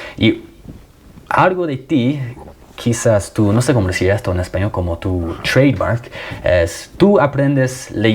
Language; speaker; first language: Spanish; non-native, fluent; English